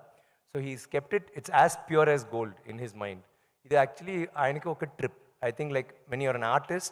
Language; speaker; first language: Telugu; non-native, learner; Tamil